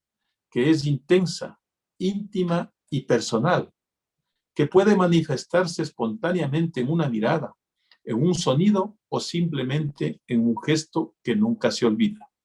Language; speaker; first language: Spanish; native; Spanish